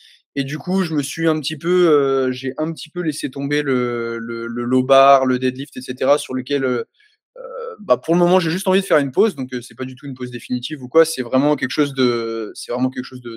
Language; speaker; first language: French; native; French